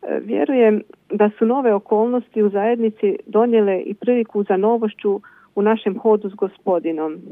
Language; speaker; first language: Croatian; native; Croatian